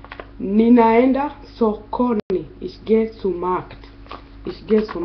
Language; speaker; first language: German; non-native, fluent; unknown